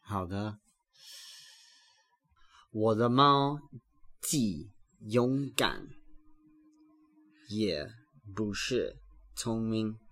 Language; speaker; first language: Chinese; non-native, learner; English